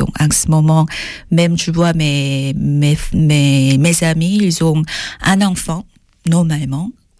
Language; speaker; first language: French; non-native, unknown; Korean